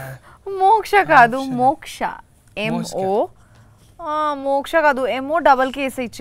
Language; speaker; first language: Telugu; non-native, learner; Bangla